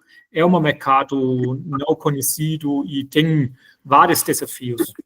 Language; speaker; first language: Portuguese; non-native, fluent; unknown